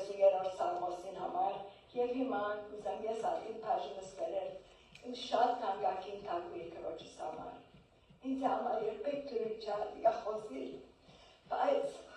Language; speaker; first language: Armenian; early bilingual, heritage; Armenian